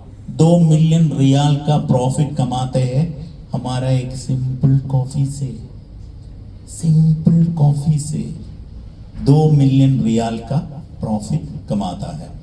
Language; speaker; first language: Hindi; non-native, learner; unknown